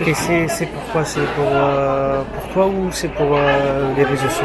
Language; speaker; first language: French; non-native, fluent; Central Kurdish